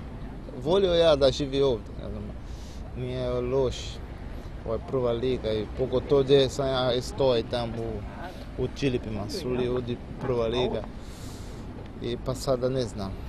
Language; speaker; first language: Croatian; non-native, learner; Portuguese